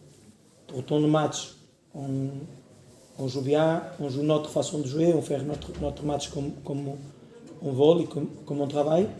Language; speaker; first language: French; non-native, learner; Portuguese